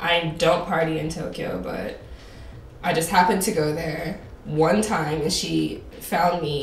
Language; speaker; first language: English; non-native, fluent; Japanese